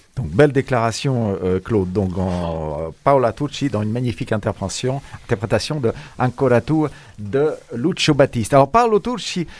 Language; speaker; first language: French; native; French